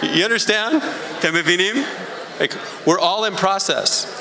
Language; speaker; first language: English; native; English